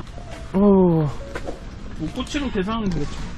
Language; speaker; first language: Korean; native; Korean